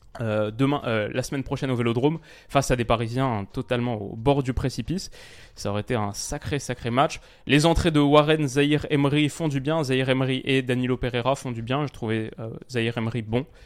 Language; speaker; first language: French; native; French